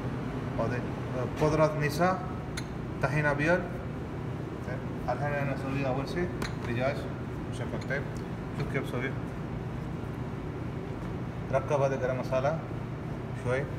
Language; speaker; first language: Arabic; non-native, learner; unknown